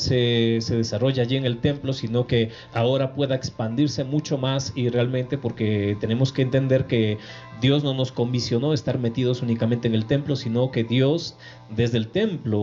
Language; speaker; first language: Spanish; native; Spanish